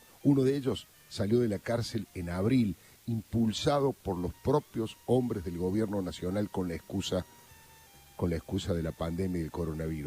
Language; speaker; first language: Spanish; native; Spanish